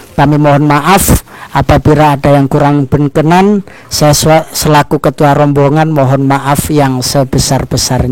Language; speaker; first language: Indonesian; native; Indonesian